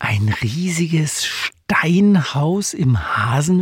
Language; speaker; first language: German; native; German